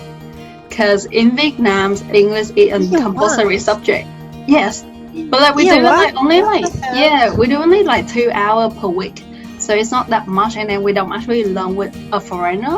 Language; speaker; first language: English; non-native, fluent; Vietnamese